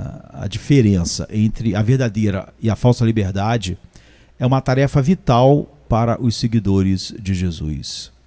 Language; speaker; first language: Portuguese; native; Portuguese